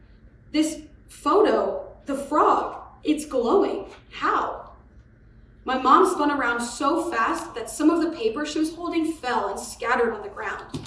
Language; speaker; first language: English; native; English